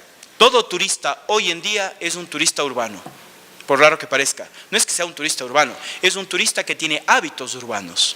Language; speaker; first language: Spanish; native; Spanish